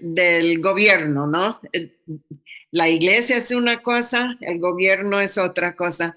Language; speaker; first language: Spanish; non-native, fluent; English